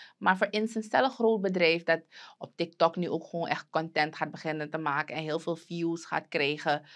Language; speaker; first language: Dutch; native; Dutch